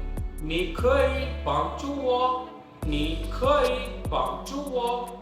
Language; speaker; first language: Chinese; non-native, learner; Urdu